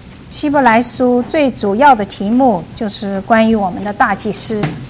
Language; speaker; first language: Chinese; native; Chinese